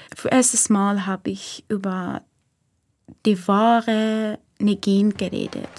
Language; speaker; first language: German; non-native, fluent; Persian